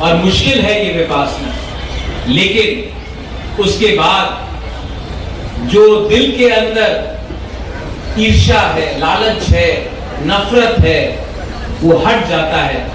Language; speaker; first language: Hindi; non-native, local second language; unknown